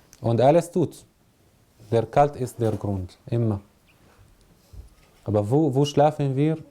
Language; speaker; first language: German; non-native, learner; Arabic